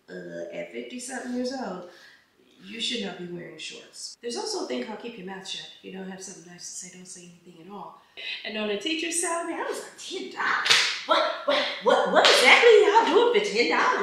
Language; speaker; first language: English; native; English